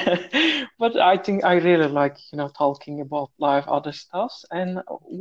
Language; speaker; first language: English; non-native, fluent; Turkish